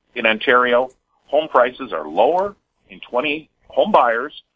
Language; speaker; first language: English; native; English